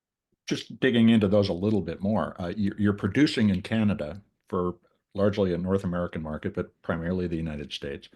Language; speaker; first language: English; native; English